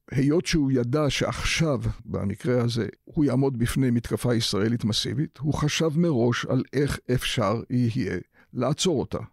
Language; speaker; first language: Hebrew; native; Hebrew